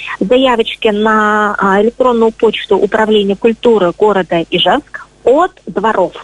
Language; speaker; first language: Russian; native; Russian